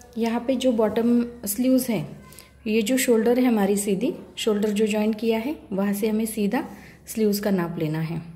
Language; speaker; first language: Hindi; non-native, local second language; Marathi